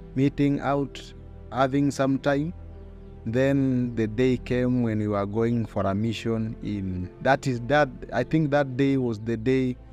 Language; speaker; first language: English; non-native, local second language; Luyia